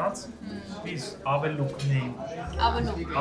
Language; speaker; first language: English; non-native, learner; Armenian